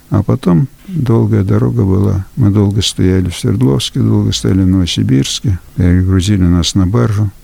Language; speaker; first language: Russian; early bilingual, heritage; Russian